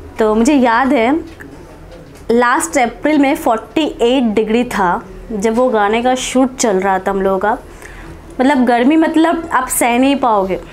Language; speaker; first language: Hindi; non-native, local second language; Bangla